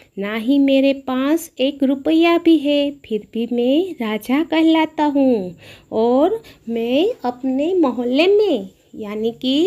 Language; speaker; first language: Hindi; non-native, local second language; Gujarati